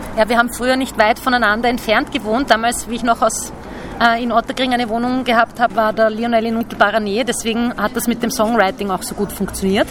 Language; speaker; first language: German; native; German